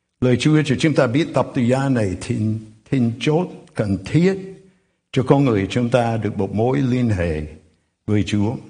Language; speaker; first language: Vietnamese; non-native, fluent; English